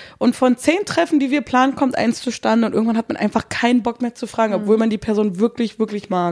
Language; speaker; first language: German; native; German